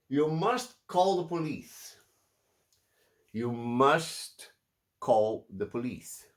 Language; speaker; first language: English; non-native, fluent; Portuguese